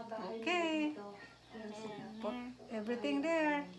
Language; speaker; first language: English; non-native, local second language; Filipino